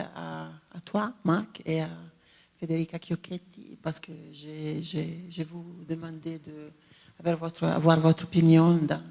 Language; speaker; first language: French; non-native, fluent; Italian